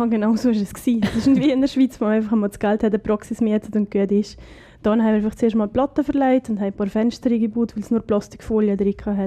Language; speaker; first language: German; native; German